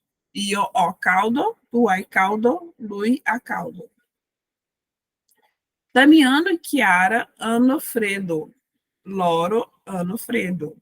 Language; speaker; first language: Italian; non-native, fluent; Portuguese